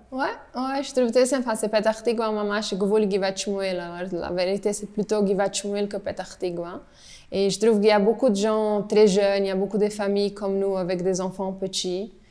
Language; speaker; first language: French; early bilingual, heritage; French